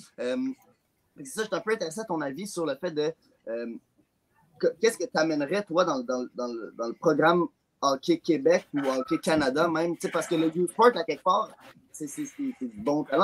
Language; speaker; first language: French; native; French